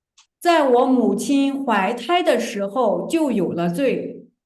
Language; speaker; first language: Chinese; native; Chinese